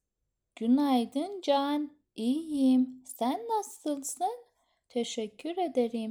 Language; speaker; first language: Turkish; non-native, fluent; Persian